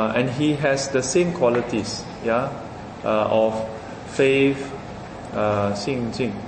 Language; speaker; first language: English; non-native, local second language; Chinese